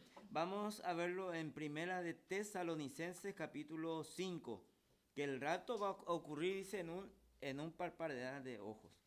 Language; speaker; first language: Spanish; native; Spanish